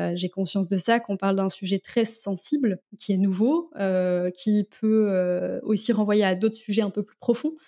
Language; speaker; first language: French; native; French